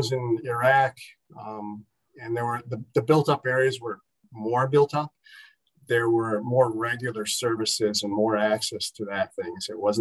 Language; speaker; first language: English; native; English